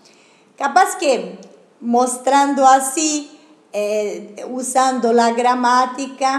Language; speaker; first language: Spanish; non-native, fluent; Portuguese